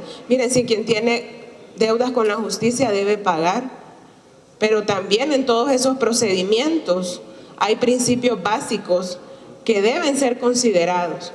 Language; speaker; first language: Spanish; native; Spanish